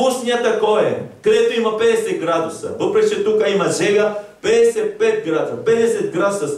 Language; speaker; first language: Bulgarian; non-native, learner; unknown